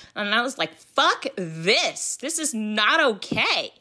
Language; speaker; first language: English; early bilingual, other home language; Filipino